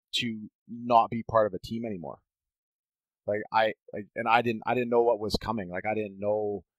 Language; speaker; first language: English; native; English